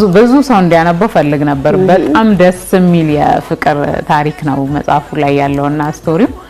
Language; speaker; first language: Amharic; non-native, local second language; Oromo